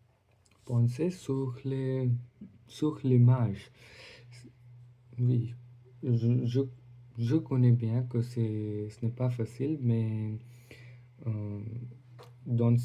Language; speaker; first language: French; non-native, learner; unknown